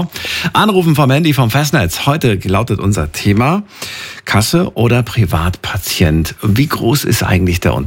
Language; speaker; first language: German; native; German